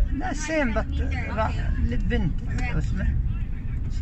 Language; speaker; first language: English; non-native, learner; Arabic